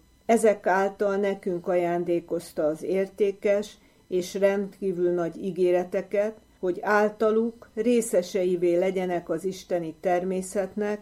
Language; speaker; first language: Hungarian; native; Hungarian